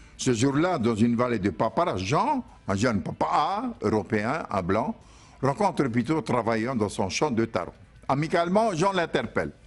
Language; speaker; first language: French; native; French